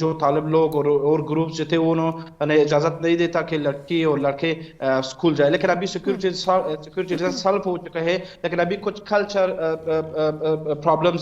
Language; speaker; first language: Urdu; non-native, fluent; Persian